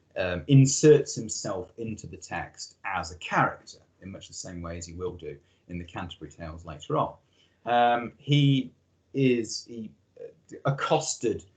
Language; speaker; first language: English; native; English